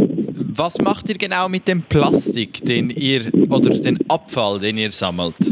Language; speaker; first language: German; native; German